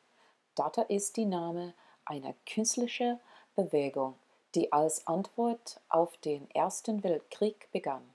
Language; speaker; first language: German; non-native, learner; English